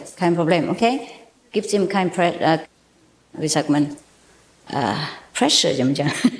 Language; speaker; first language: German; non-native, learner; Vietnamese